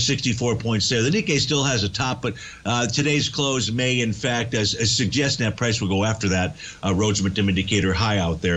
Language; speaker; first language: English; native; English